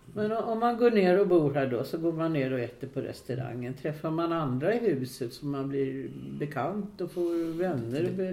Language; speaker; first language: Swedish; native; Swedish